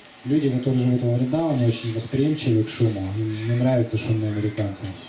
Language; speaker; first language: Russian; native; Russian